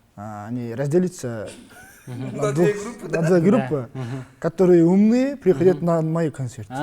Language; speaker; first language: Russian; non-native, local second language; Kyrgyz